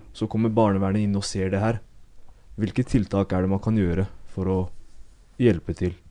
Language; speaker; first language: Norwegian; early bilingual, other home language; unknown